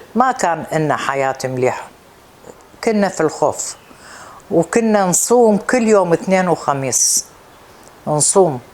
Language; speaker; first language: Arabic; native; Arabic